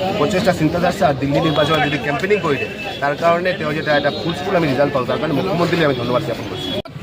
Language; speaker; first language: Assamese; non-native, local second language; Bangla